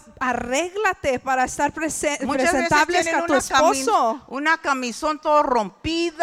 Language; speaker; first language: Spanish; early bilingual, heritage; English